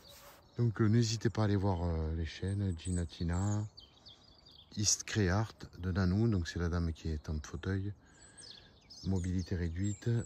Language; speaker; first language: French; native; French